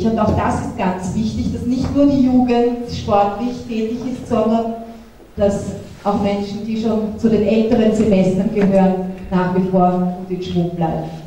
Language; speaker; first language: German; native; German